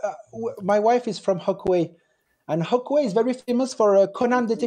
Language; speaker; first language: English; non-native, fluent; French